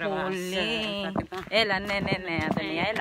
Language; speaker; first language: Greek; non-native, learner; Filipino